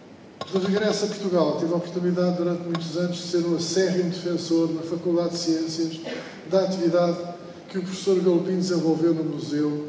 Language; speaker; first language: Portuguese; native; Portuguese